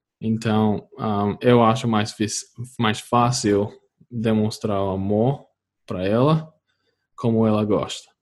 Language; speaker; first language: Portuguese; non-native, fluent; English